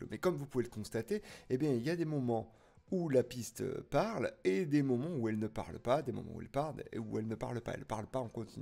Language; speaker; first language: French; native; French